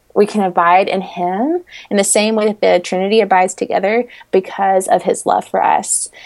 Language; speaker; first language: English; native; English